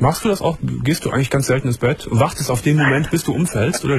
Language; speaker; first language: German; native; German